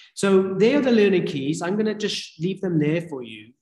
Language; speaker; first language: English; native; English